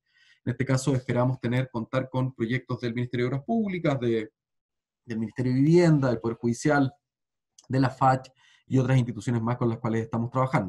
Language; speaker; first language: Spanish; native; Spanish